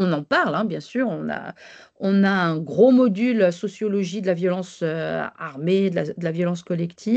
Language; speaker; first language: French; native; French